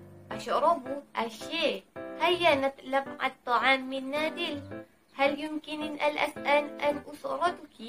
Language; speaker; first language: Arabic; non-native, learner; Malay